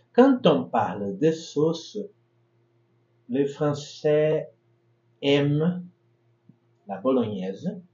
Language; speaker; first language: French; non-native, fluent; Portuguese